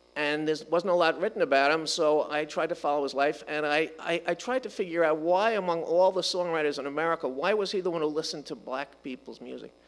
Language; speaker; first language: English; native; English